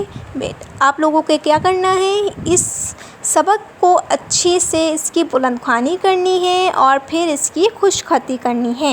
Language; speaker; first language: Urdu; non-native, local second language; Sindhi